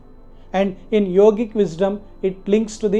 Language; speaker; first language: English; non-native, local second language; Telugu